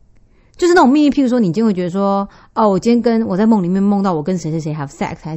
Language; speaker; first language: Chinese; native; Chinese